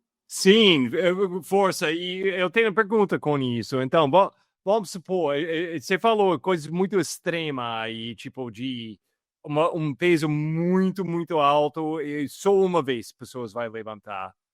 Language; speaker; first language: Portuguese; non-native, fluent; English